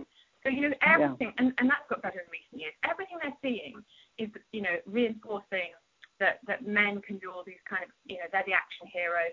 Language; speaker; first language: English; native; English